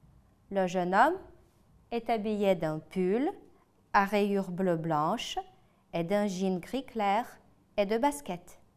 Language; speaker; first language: French; non-native, fluent; Ukrainian